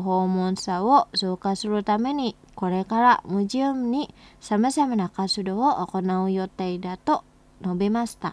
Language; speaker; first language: Japanese; non-native, fluent; Indonesian